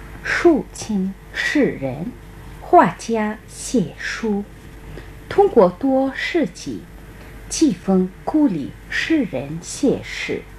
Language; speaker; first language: Chinese; non-native, fluent; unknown